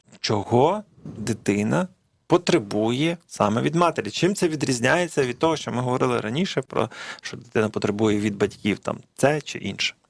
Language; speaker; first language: Ukrainian; native; Ukrainian